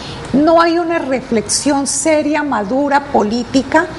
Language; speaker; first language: Spanish; native; Spanish